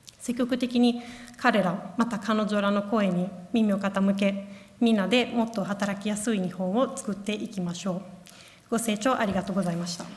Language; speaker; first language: Japanese; non-native, fluent; Italian